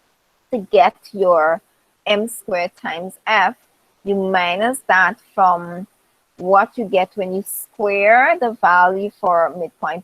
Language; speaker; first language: English; native; English